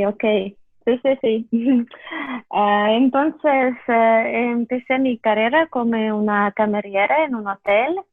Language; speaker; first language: Spanish; non-native, fluent; Russian